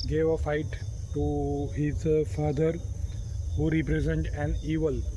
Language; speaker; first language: English; non-native, local second language; Gujarati